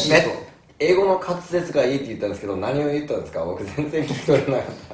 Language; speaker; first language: Japanese; non-native, fluent; English